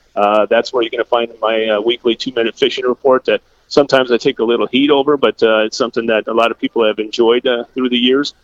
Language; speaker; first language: English; native; English